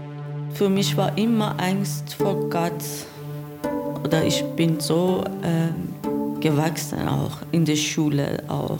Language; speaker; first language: German; non-native, learner; Persian